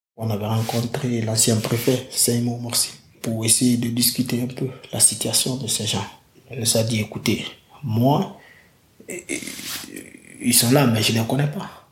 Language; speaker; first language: French; non-native, local second language; Fula